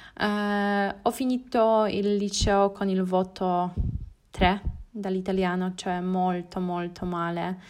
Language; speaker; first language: Italian; non-native, learner; Polish